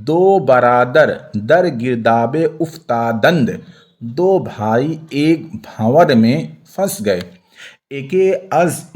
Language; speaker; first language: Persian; non-native, fluent; Urdu